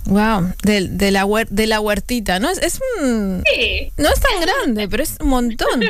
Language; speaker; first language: Spanish; native; Spanish